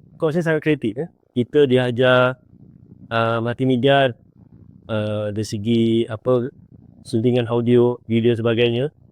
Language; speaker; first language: Malay; native; Malay